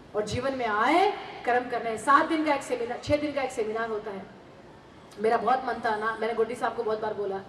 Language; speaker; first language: Hindi; non-native, local second language; Marathi